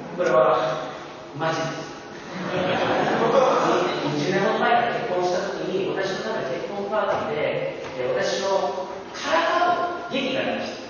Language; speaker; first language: Japanese; early bilingual, heritage; Japanese